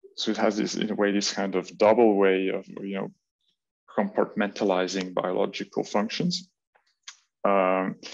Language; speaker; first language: English; non-native, fluent; French